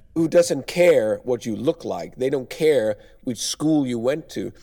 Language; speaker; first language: English; non-native, fluent; Danish